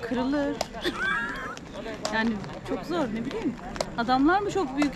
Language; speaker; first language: Turkish; native; Turkish